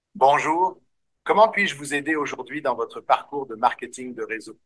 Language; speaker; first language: French; non-native, learner; English